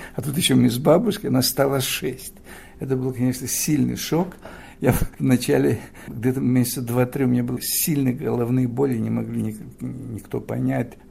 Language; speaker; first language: Russian; non-native, fluent; Greek